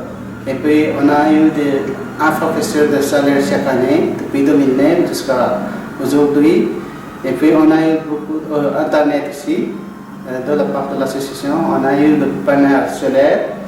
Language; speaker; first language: French; non-native, learner; Nepali